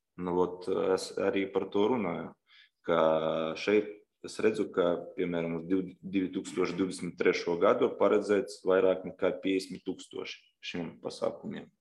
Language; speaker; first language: Latvian; non-native, local second language; Russian